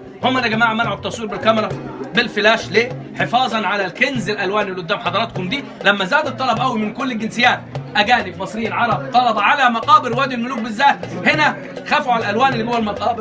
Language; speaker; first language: Arabic; native; Arabic